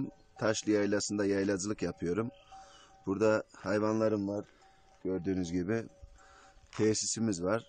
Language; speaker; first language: Turkish; native; Turkish